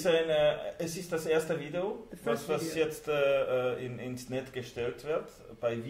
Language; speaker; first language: German; non-native, fluent; Hungarian